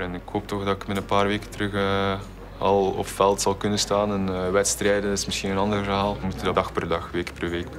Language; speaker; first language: Dutch; native; Dutch